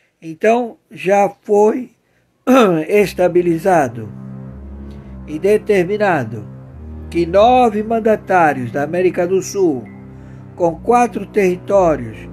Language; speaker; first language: Portuguese; native; Portuguese